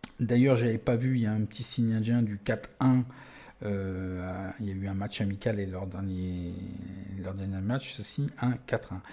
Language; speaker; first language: French; native; French